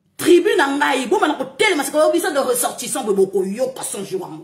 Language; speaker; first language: Lingala; native; Lingala